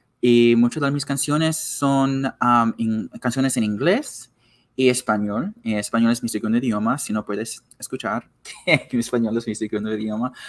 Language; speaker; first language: Spanish; non-native, learner; English